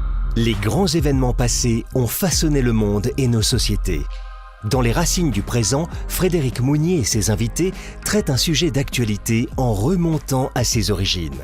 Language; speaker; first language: French; native; French